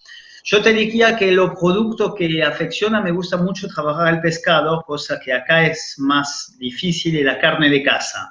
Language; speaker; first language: Spanish; non-native, fluent; French